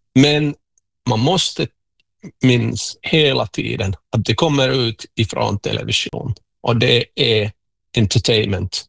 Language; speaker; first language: Swedish; non-native, local second language; Finnish